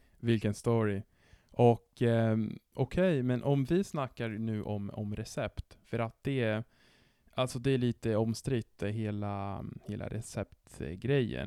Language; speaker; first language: Swedish; non-native, fluent; Italian